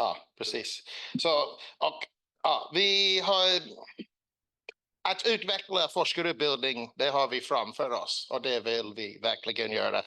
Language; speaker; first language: Swedish; non-native, fluent; English